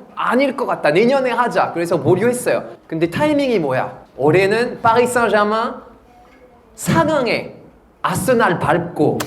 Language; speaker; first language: Korean; non-native, fluent; French